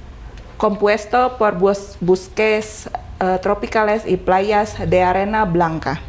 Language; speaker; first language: Spanish; non-native, fluent; Indonesian